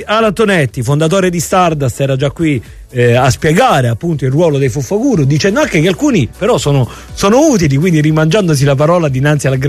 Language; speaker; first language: Italian; native; Italian